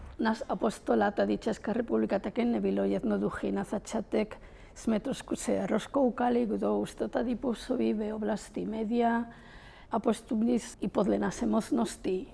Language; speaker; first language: Czech; non-native, fluent; Spanish